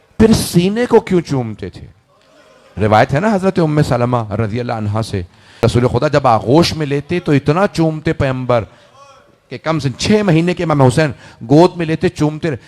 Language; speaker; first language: Urdu; early bilingual, heritage; Urdu